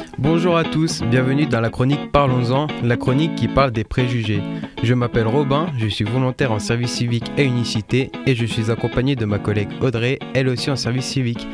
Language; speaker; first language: French; native; French